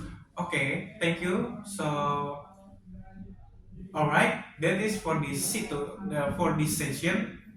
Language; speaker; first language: English; non-native, learner; Indonesian